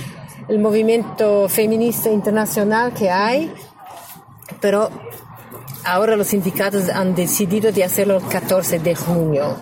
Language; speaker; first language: Spanish; non-native, learner; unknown